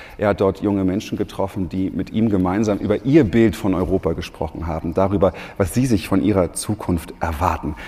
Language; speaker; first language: German; native; German